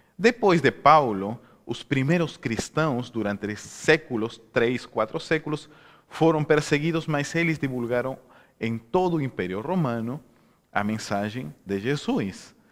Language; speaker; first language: Portuguese; non-native, fluent; Spanish